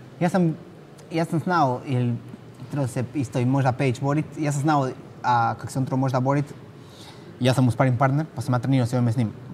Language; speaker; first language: Bosnian; non-native, fluent; Spanish